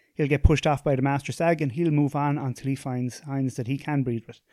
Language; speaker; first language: English; native; English